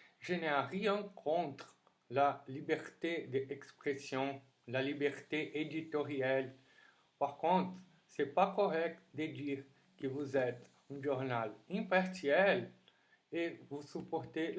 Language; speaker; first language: French; non-native, fluent; Portuguese